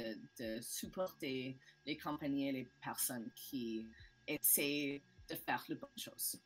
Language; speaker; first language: French; non-native, local second language; English